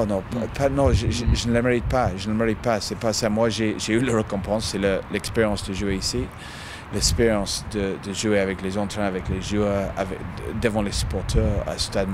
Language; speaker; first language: French; non-native, fluent; English